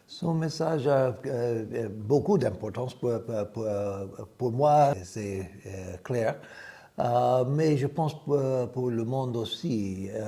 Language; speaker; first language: French; non-native, fluent; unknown